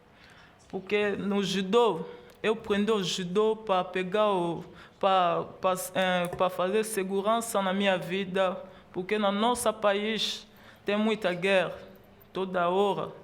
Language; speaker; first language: Portuguese; non-native, learner; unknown